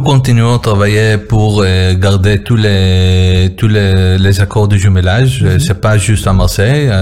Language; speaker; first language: French; non-native, learner; Hebrew